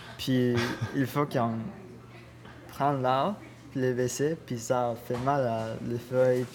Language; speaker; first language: French; non-native, learner; Spanish